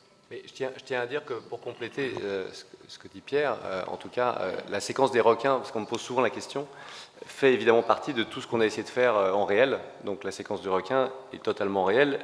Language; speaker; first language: French; native; French